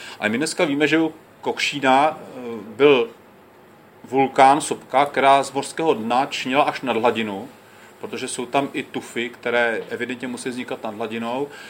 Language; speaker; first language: Czech; native; Czech